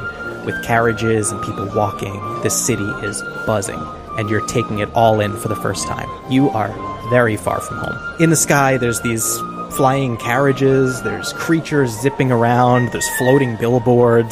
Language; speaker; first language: English; native; English